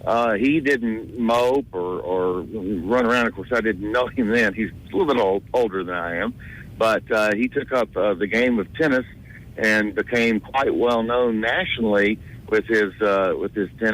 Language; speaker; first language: English; native; English